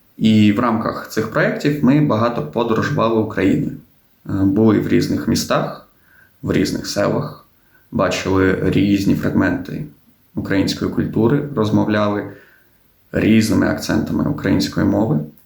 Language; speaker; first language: Ukrainian; non-native, local second language; Russian